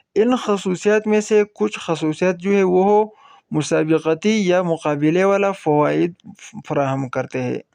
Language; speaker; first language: Urdu; non-native, local second language; Pashto